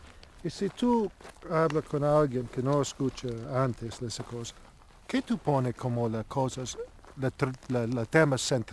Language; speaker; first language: Spanish; non-native, learner; English